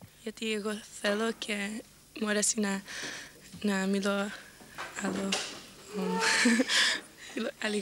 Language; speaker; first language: Greek; early bilingual, heritage; Greek